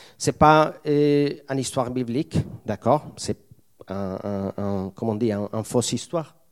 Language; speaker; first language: French; non-native, fluent; Spanish